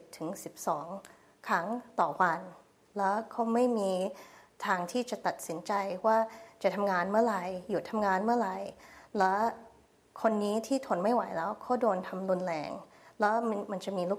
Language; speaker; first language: Thai; early bilingual, heritage; Thai